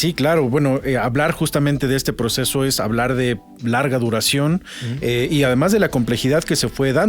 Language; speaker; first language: Spanish; native; Spanish